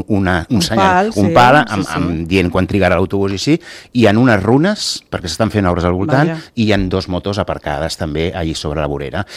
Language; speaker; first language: Catalan; native; Catalan